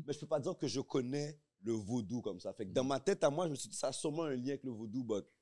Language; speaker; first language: French; native; French